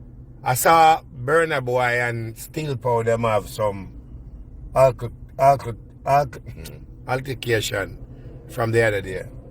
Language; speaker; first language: English; native; English